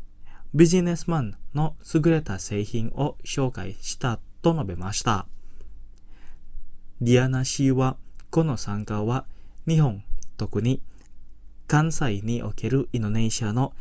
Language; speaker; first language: Japanese; non-native, fluent; Indonesian